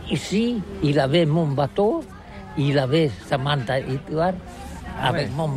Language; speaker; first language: French; non-native, local second language; Catalan